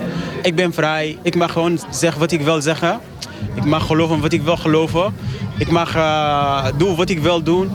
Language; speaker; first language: Dutch; non-native, fluent; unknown